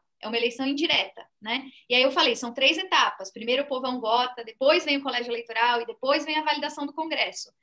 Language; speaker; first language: Portuguese; native; Portuguese